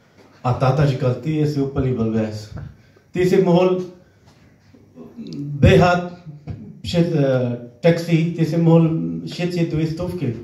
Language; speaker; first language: Czech; non-native, learner; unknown